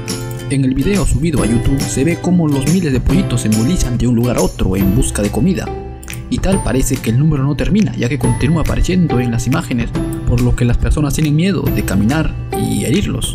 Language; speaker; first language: Spanish; native; Spanish